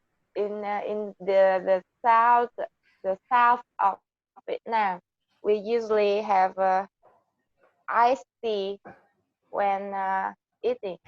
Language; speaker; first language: English; non-native, learner; Vietnamese